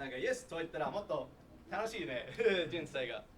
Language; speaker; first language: Japanese; non-native, learner; English